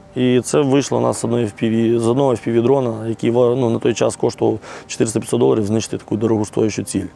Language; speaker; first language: Ukrainian; native; Ukrainian